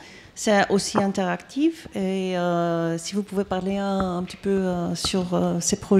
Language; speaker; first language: French; non-native, fluent; Greek